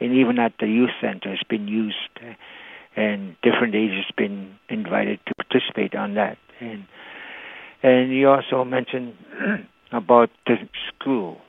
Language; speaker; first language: English; non-native, fluent; Cree